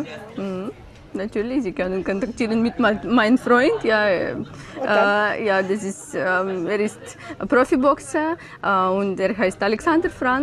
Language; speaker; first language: German; non-native, learner; Ukrainian